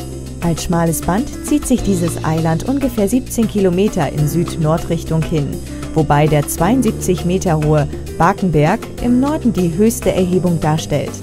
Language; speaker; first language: German; native; German